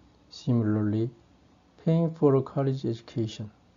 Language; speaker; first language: English; non-native, fluent; Korean